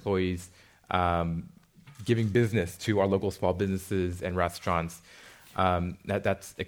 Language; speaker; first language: English; native; English